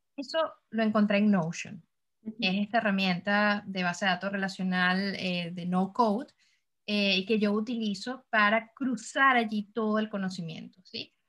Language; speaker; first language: Spanish; native; Spanish